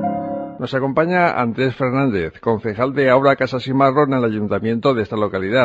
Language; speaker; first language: Spanish; native; Spanish